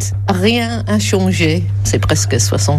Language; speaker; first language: French; non-native, fluent; English